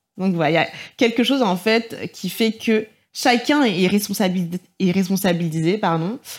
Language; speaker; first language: French; native; French